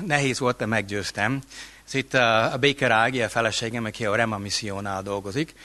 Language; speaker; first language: Hungarian; non-native, fluent; English